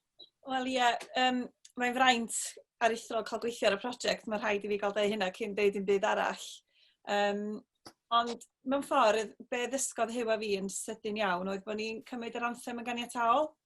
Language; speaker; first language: Welsh; native; Welsh